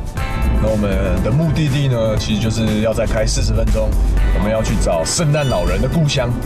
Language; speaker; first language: Chinese; native; Chinese